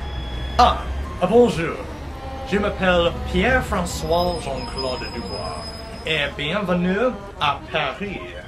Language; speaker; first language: French; non-native, learner; English